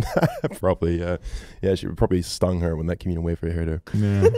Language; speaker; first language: English; native; English